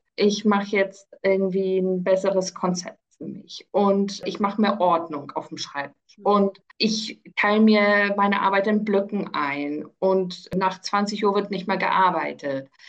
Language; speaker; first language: German; early bilingual, other home language; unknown